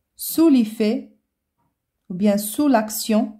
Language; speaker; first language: French; non-native, local second language; Arabic